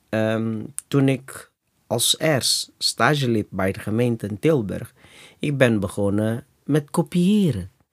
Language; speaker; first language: Dutch; non-native, fluent; Portuguese